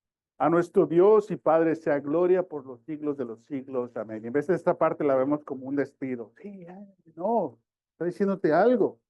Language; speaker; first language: Spanish; early bilingual, heritage; Spanish